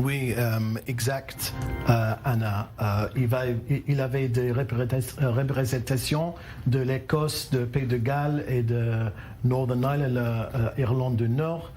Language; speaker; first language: French; non-native, learner; English